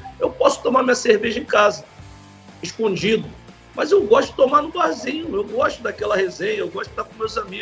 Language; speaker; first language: Portuguese; native; Portuguese